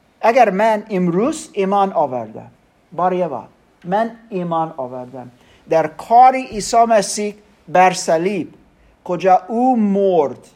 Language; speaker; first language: Persian; non-native, learner; German